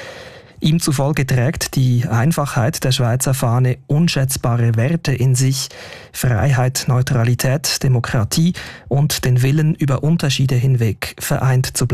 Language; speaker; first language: German; native; German